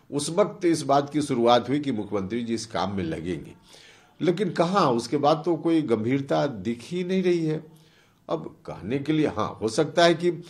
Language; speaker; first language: Hindi; native; Hindi